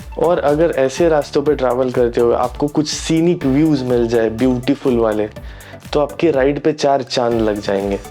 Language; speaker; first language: Hindi; non-native, local second language; Marathi